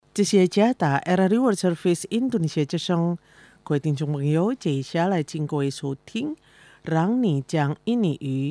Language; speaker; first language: Chinese; early bilingual, heritage; Chinese